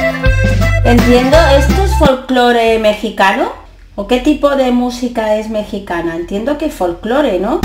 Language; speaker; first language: Spanish; native; Spanish